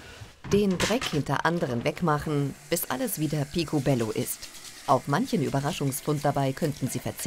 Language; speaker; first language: German; native; German